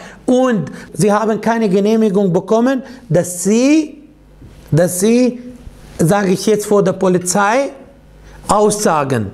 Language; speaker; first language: German; non-native, fluent; Arabic